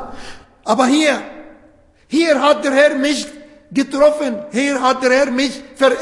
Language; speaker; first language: German; non-native, fluent; Arabic